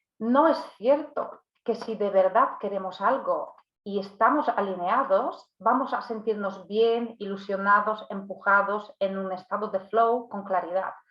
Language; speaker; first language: Spanish; non-native, fluent; Polish